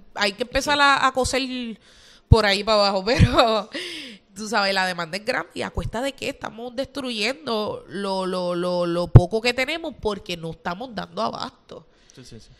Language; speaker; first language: Spanish; native; Spanish